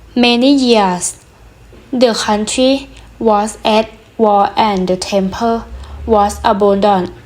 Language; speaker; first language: English; non-native, learner; Thai